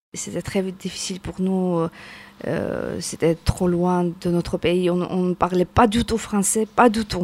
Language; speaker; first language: French; non-native, learner; Georgian